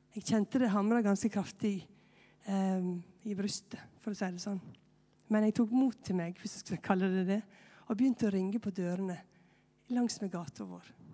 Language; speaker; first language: Norwegian; native; Norwegian